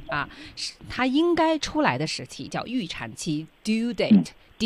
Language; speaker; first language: Chinese; native; Chinese